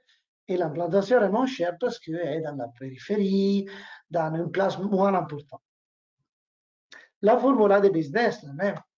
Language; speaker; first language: French; non-native, learner; Italian